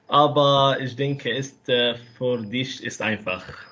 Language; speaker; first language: German; non-native, learner; Arabic